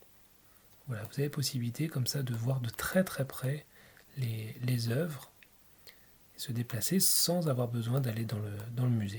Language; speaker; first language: French; native; French